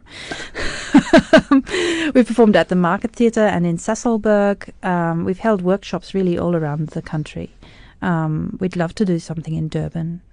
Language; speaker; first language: English; native; English